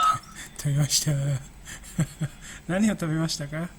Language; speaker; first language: Japanese; non-native, fluent; Indonesian